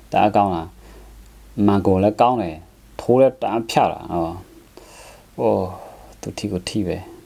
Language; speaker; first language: Burmese; non-native, local second language; S'gaw Karen